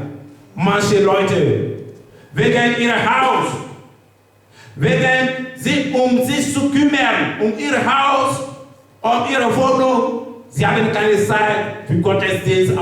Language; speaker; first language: German; non-native, learner; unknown